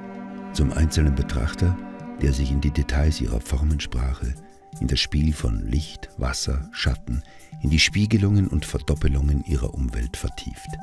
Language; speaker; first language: German; native; German